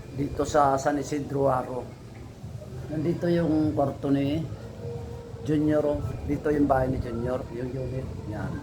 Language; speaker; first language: Filipino; native; Filipino